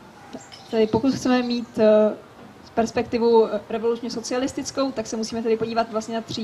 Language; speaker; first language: Czech; native; Czech